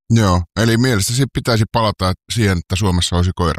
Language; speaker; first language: Finnish; native; Finnish